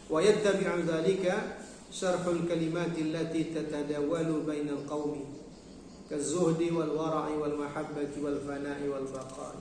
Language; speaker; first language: Arabic; non-native, fluent; Indonesian